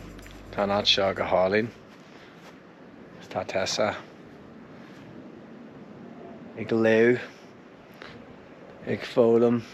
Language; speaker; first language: Irish; non-native, local second language; English